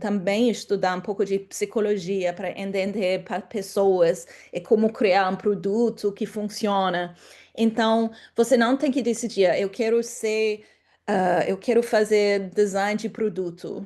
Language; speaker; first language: Portuguese; non-native, fluent; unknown